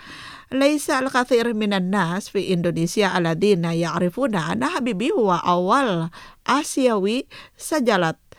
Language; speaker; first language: Arabic; non-native, fluent; Indonesian